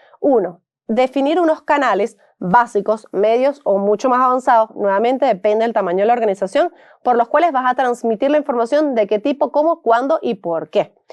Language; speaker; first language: Spanish; native; Spanish